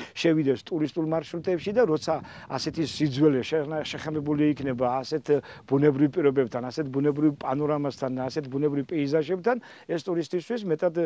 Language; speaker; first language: Georgian; native; Georgian